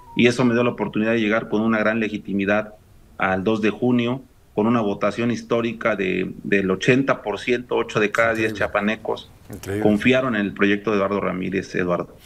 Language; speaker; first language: Spanish; native; Spanish